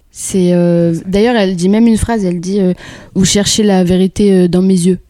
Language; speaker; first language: French; early bilingual, other home language; Kabyle